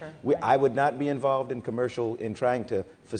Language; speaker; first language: English; native; English